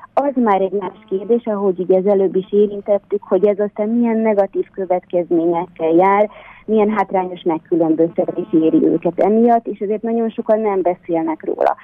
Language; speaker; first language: Hungarian; native; Hungarian